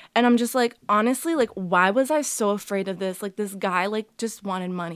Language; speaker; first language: English; early bilingual, other home language; Portuguese